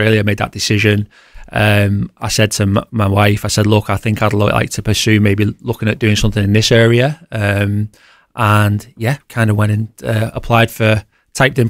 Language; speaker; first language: English; native; English